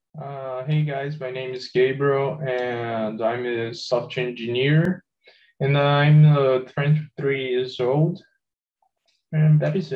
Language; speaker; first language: English; non-native, learner; Portuguese